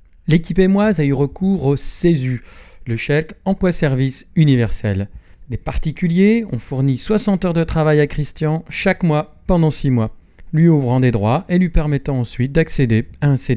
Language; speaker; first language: French; native; French